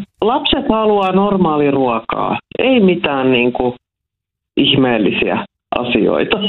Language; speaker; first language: Finnish; non-native, local second language; Swedish